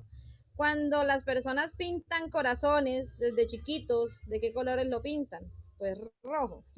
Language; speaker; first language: Spanish; native; Spanish